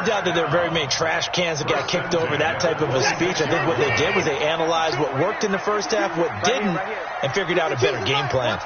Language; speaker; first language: English; native; English